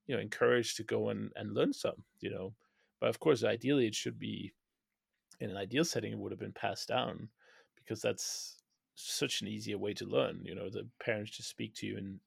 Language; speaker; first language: English; non-native, fluent; Danish